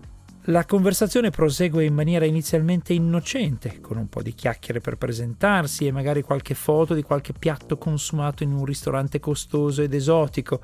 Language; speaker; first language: Italian; native; Italian